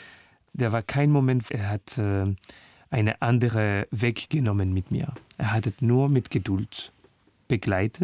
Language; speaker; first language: German; non-native, learner; French